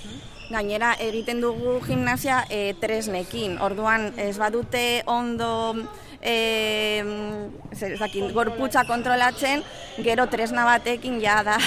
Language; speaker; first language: Basque; non-native, local second language; Spanish